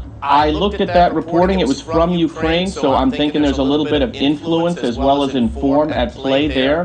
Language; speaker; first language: English; native; English